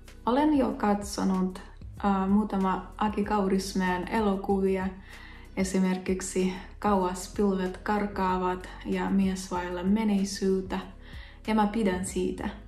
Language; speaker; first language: Finnish; non-native, learner; Russian